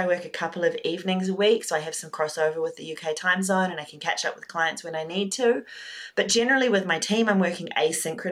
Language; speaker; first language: English; native; English